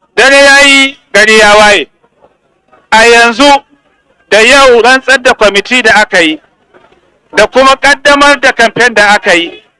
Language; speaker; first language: Hausa; native; Hausa